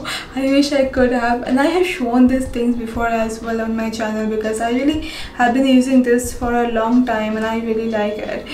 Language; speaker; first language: English; non-native, local second language; Bangla